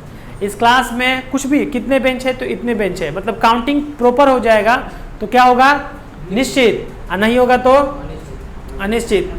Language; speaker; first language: Hindi; non-native, local second language; Bhojpuri